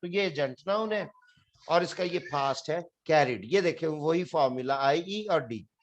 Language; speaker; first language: Urdu; non-native, local second language; Punjabi